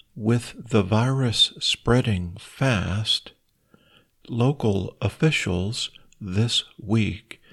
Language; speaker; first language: English; native; English